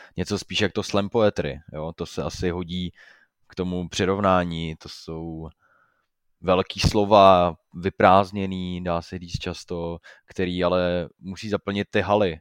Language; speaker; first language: Czech; native; Czech